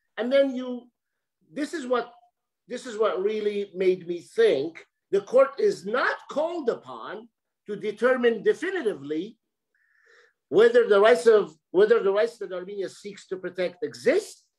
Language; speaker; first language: English; early bilingual, other home language; Armenian